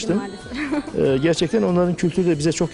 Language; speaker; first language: Turkish; native; Turkish